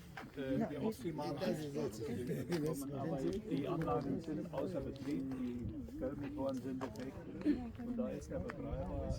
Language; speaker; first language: German; native; German